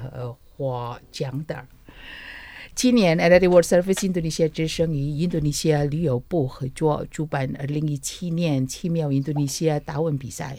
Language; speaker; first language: Chinese; non-native, fluent; Indonesian